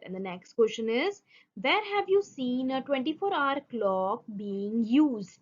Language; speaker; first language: English; non-native, local second language; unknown